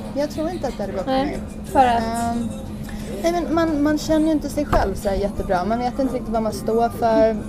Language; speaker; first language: Swedish; early bilingual, heritage; English